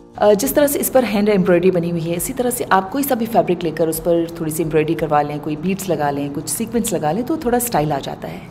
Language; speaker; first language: Urdu; native; Urdu